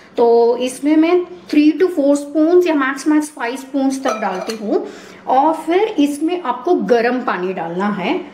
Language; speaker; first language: Hindi; non-native, local second language; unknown